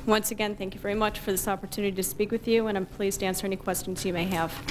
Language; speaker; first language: English; native; English